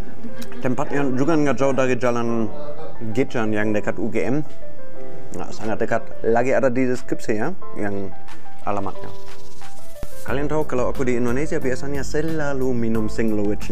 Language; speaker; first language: Indonesian; non-native, fluent; German